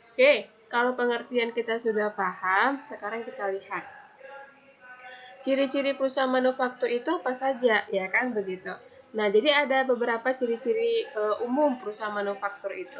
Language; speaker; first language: Indonesian; native; Indonesian